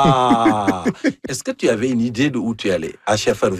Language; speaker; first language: French; native; French